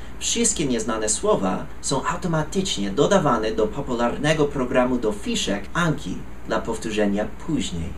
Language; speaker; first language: Polish; non-native, fluent; English